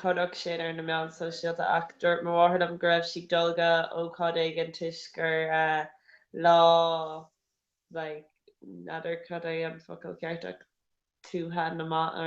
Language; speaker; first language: Irish; non-native, local second language; English